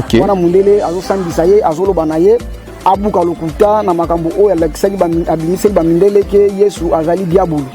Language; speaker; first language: Lingala; non-native, local second language; Kongo